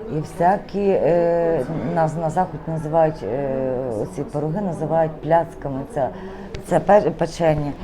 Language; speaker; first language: Ukrainian; native; Ukrainian